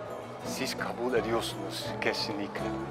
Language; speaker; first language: Turkish; non-native, fluent; Dutch